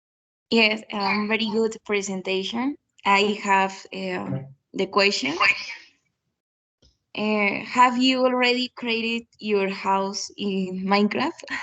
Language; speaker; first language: English; non-native, learner; Spanish